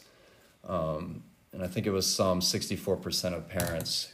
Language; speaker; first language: English; native; English